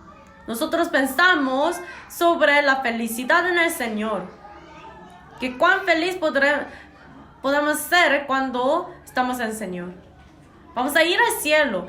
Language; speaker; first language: Spanish; non-native, fluent; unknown